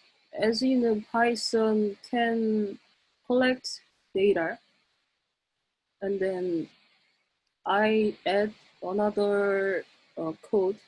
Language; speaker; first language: English; non-native, learner; Korean